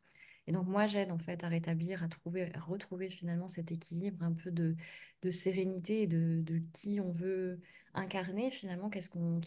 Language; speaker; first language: French; native; French